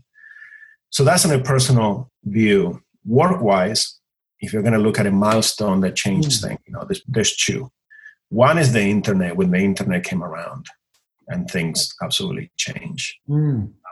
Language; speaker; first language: English; non-native, fluent; Spanish